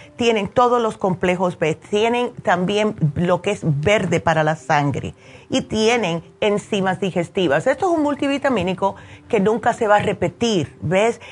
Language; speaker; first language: Spanish; early bilingual, heritage; Spanish